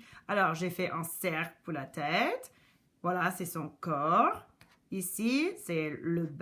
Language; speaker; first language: French; non-native, local second language; English